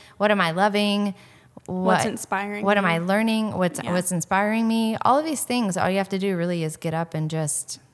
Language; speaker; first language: English; native; English